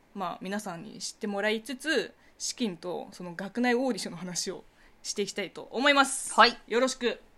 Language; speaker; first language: Japanese; non-native, fluent; Chinese